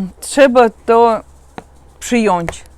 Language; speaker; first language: Polish; non-native, learner; Russian